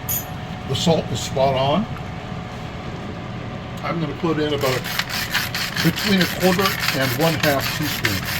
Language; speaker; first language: English; native; English